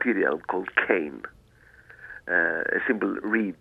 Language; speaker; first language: English; non-native, fluent; Greek